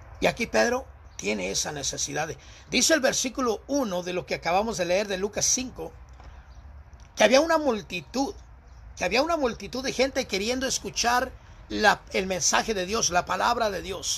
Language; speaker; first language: Spanish; native; Spanish